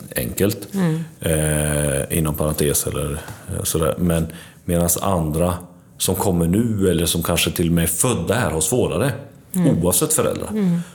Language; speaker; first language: Swedish; early bilingual, other home language; Albanian